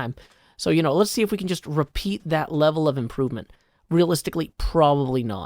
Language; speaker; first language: English; native; English